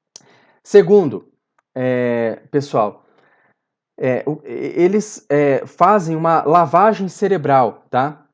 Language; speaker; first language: Portuguese; native; Portuguese